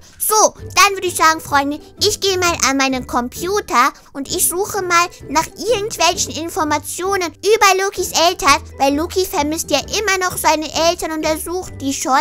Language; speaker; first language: German; native; German